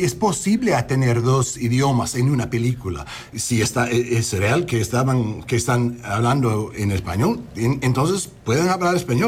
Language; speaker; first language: Spanish; non-native, learner; English